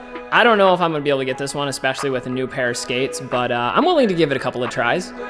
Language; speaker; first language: English; native; English